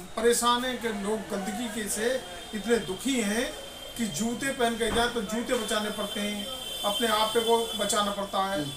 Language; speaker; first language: Hindi; native; Hindi